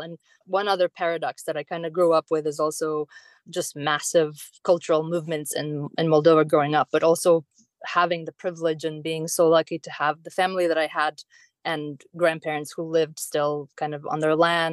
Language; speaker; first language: English; non-native, fluent; Romanian